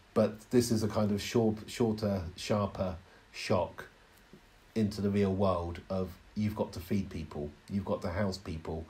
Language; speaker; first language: English; native; English